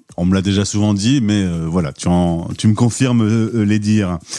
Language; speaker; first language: French; native; French